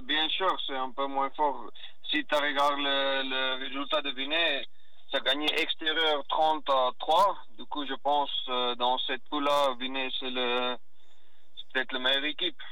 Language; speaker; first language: French; non-native, learner; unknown